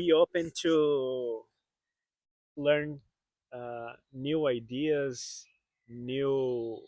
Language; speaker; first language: English; non-native, learner; Portuguese